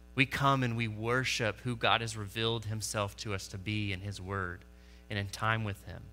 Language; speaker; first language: English; native; English